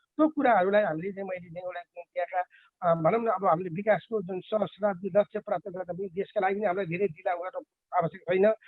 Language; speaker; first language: Nepali; native; Nepali